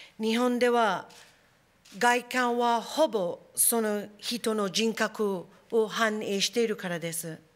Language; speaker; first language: Japanese; non-native, fluent; English